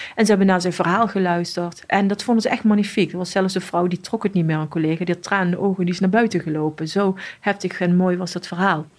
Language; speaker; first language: Dutch; early bilingual, other home language; Arabic